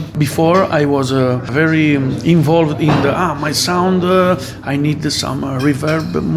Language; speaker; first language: English; non-native, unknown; Italian